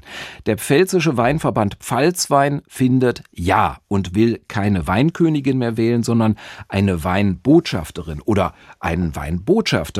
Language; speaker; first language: German; native; German